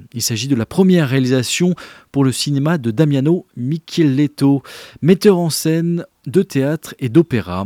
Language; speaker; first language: French; native; French